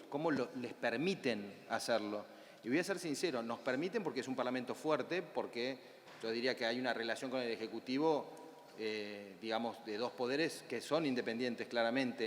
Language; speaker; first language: Spanish; native; Spanish